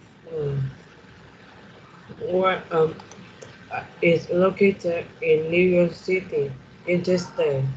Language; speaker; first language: English; non-native, learner; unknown